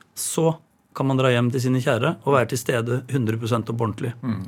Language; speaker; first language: Norwegian; native; Norwegian